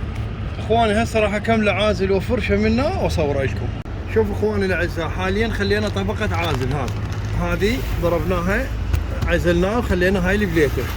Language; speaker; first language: Arabic; native; Arabic